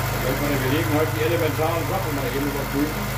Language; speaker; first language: German; native; German